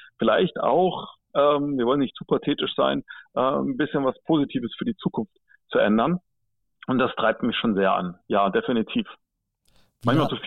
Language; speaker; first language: German; native; German